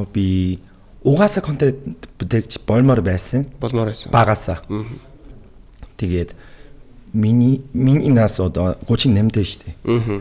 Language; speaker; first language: Mongolian; non-native, fluent; Korean